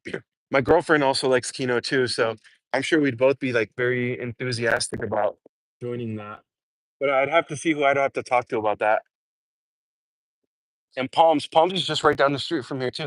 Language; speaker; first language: English; native; English